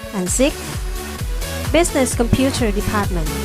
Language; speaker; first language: English; non-native, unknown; Thai